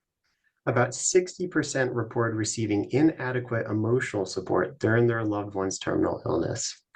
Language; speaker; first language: English; native; English